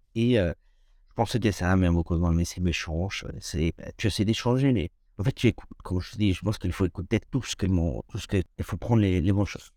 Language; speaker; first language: French; non-native, fluent; Spanish